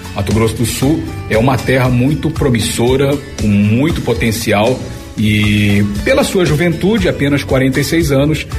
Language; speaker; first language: Portuguese; native; Portuguese